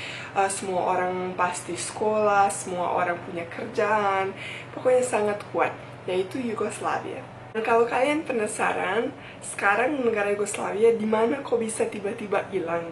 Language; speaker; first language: Indonesian; non-native, fluent; Bosnian